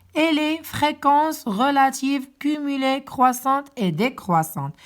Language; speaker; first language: French; non-native, local second language; Arabic